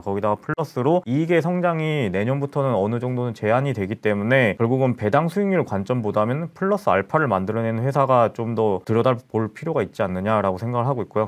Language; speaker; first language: Korean; native; Korean